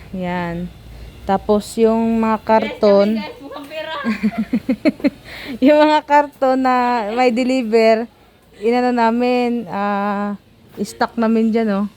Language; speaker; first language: Filipino; non-native, local second language; Cebuano